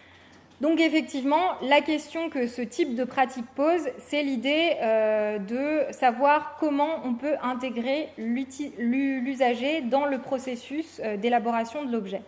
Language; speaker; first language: French; native; French